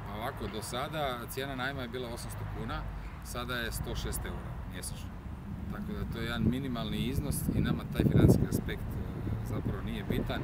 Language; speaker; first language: Croatian; native; Croatian